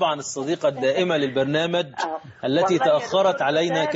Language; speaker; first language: Arabic; native; Arabic